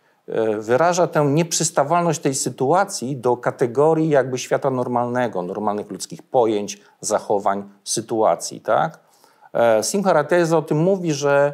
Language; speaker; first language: Polish; native; Polish